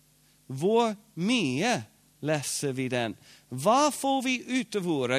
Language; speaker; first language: Norwegian; non-native, fluent; English